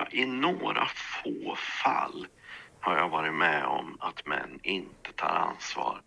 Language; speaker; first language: Swedish; native; Swedish